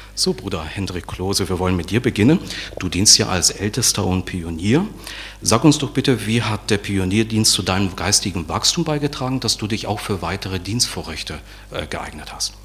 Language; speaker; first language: German; native; German